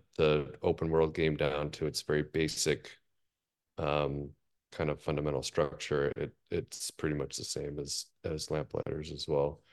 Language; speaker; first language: English; native; English